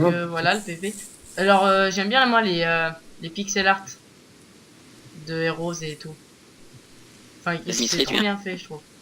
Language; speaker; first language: French; native; French